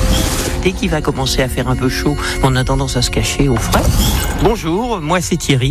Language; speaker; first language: French; native; French